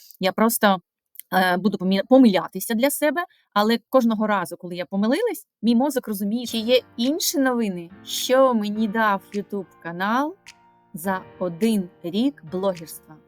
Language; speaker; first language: Ukrainian; non-native, local second language; Russian